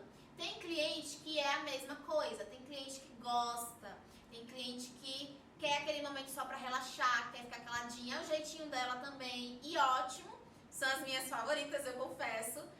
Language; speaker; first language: Portuguese; native; Portuguese